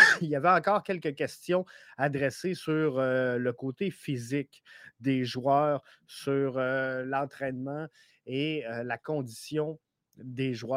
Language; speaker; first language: French; native; French